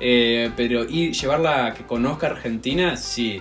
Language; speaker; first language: Spanish; native; Spanish